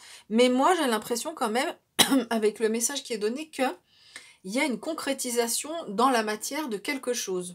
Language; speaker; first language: French; native; French